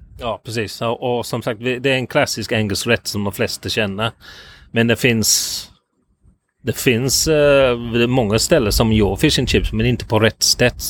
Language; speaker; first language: Swedish; non-native, fluent; English